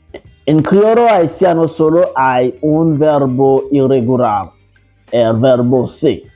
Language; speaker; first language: Spanish; non-native, fluent; Haitian Creole